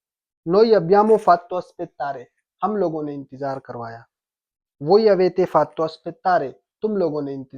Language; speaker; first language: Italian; non-native, fluent; Urdu